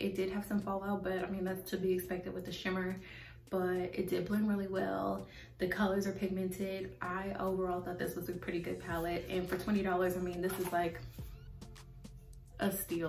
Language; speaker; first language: English; native; English